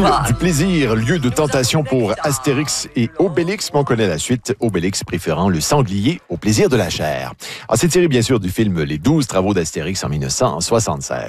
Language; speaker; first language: French; native; French